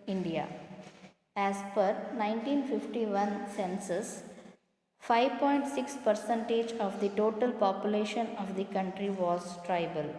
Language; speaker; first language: English; non-native, local second language; Kannada